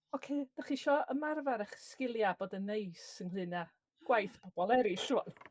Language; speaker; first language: Welsh; native; Welsh